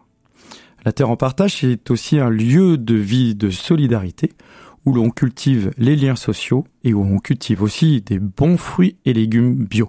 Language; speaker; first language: French; native; French